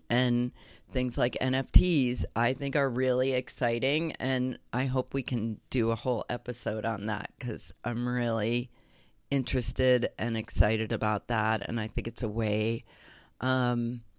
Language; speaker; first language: English; native; English